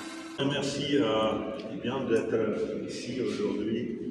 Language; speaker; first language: French; non-native, fluent; Czech